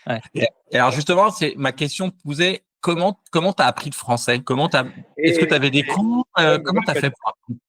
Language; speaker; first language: French; native; French